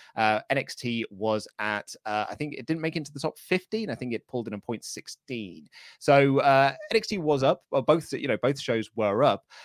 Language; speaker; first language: English; native; English